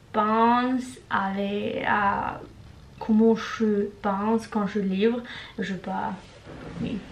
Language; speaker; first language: French; non-native, learner; Norwegian